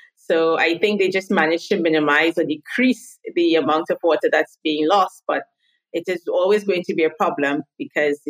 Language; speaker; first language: English; native; English